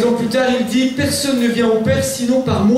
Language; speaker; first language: French; native; French